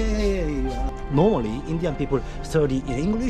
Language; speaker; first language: English; non-native, learner; Korean